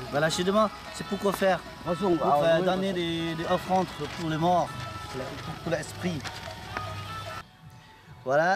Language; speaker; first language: French; non-native, learner; Lao